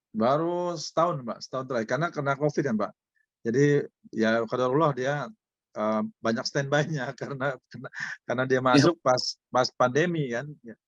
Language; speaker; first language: Indonesian; native; Indonesian